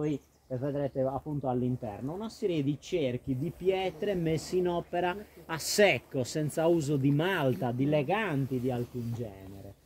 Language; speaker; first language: Italian; native; Italian